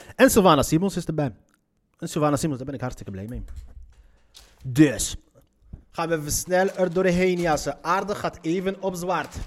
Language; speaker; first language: Dutch; early bilingual, other home language; Arabic